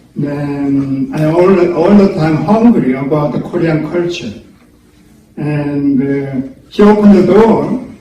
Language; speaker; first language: English; non-native, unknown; Korean